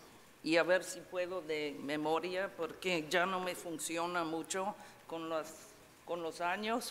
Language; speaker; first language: Spanish; non-native, fluent; English